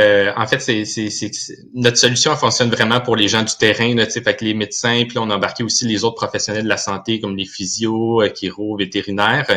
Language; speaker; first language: French; native; French